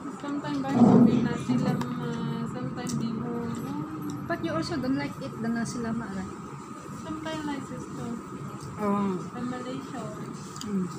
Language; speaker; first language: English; non-native, learner; Filipino